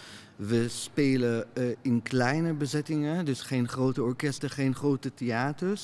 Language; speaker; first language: Dutch; non-native, fluent; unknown